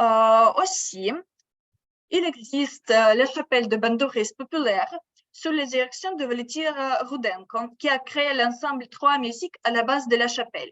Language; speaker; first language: French; non-native, learner; Ukrainian